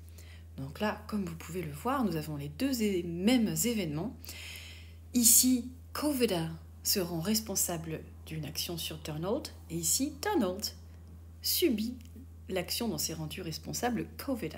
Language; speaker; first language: French; native; French